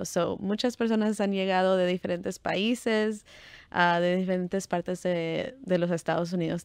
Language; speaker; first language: Spanish; early bilingual, heritage; Spanish